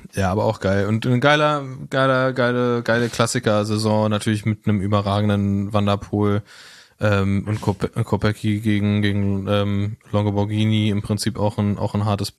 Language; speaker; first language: German; native; German